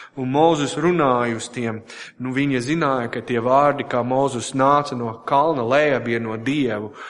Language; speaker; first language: Latvian; non-native, fluent; English